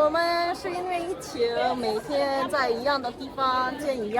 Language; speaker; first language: Chinese; non-native, learner; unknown